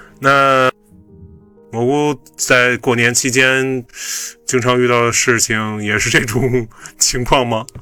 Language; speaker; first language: Chinese; native; Chinese